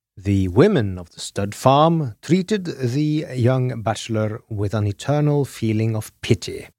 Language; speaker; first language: English; non-native, fluent; Norwegian